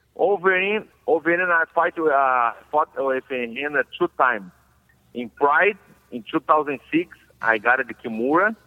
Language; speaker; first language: English; non-native, learner; Portuguese